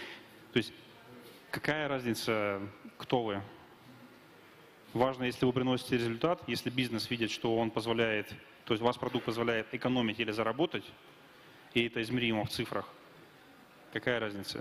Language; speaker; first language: Russian; native; Russian